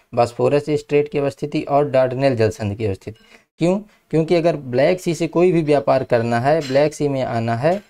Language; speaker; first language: Hindi; native; Hindi